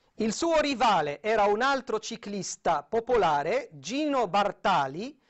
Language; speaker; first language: Italian; non-native, fluent; Arabic